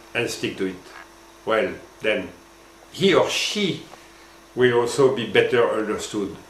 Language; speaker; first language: English; non-native, fluent; French